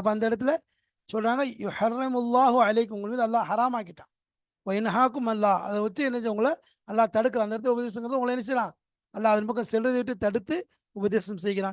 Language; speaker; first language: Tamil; native; Tamil